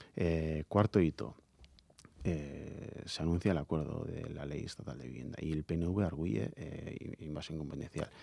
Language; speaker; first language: Spanish; native; Spanish